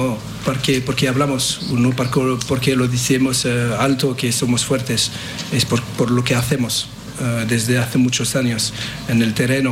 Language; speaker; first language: Spanish; non-native, fluent; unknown